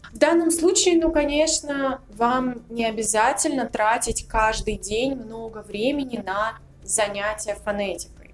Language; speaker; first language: Russian; native; Russian